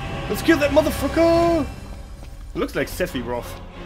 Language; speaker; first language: English; non-native, fluent; German